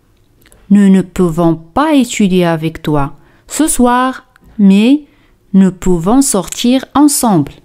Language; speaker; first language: French; non-native, fluent; Spanish